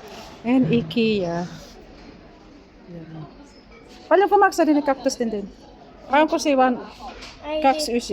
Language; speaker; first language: Finnish; non-native, learner; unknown